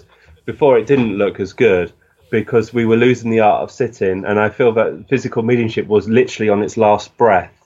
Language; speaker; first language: English; native; English